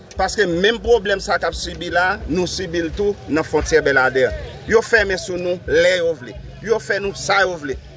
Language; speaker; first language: Haitian Creole; native; Haitian Creole